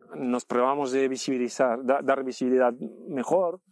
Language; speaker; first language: Spanish; non-native, fluent; French